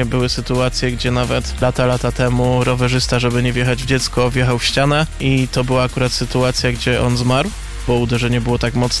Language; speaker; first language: Polish; native; Polish